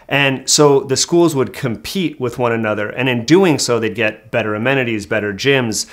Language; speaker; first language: English; native; English